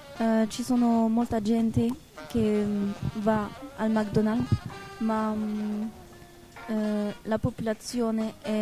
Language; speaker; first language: Italian; non-native, learner; French